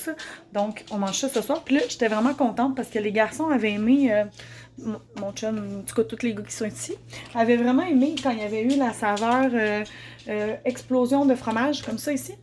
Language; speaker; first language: French; native; French